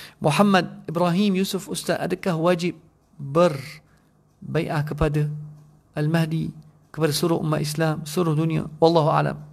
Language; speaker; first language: Malay; non-native, fluent; Arabic